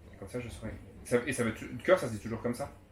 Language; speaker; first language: French; native; French